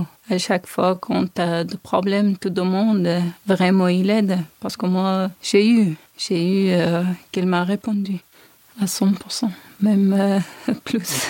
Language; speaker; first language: French; non-native, learner; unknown